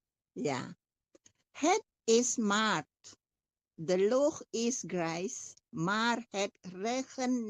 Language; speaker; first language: Dutch; non-native, learner; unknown